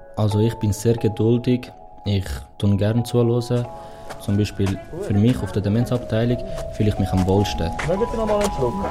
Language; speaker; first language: German; non-native, fluent; Portuguese